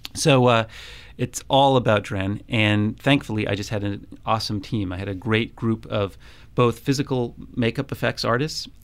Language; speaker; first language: English; native; English